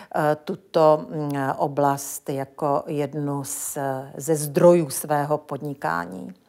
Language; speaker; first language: Czech; native; Czech